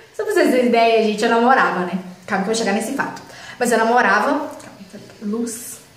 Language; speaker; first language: Portuguese; native; Portuguese